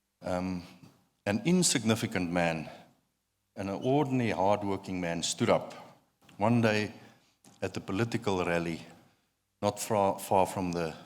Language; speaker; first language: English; non-native, local second language; Afrikaans